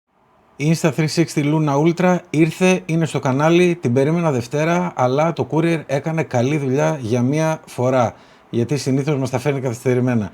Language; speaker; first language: Greek; native; Greek